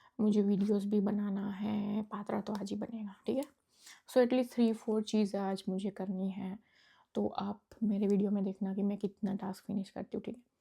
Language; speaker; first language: Hindi; non-native, local second language; Gujarati